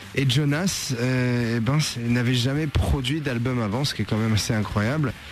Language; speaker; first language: French; native; French